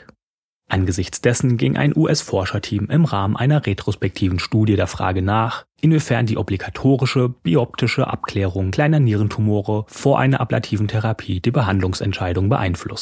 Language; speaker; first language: German; native; German